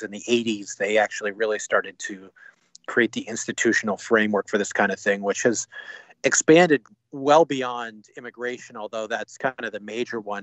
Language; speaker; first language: English; native; English